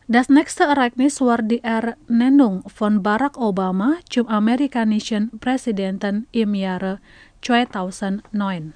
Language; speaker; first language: German; non-native, fluent; Indonesian